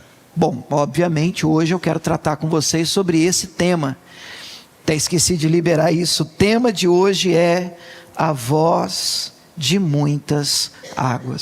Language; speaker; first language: Portuguese; native; Portuguese